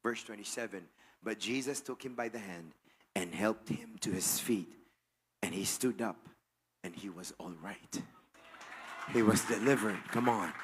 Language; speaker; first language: English; non-native, local second language; Filipino